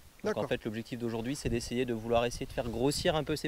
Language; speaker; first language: French; native; French